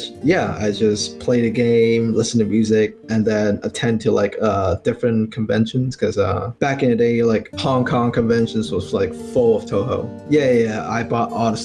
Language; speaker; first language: English; non-native, local second language; Cantonese